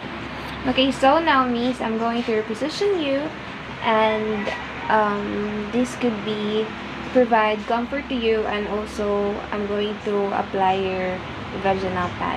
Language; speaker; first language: English; non-native, local second language; Filipino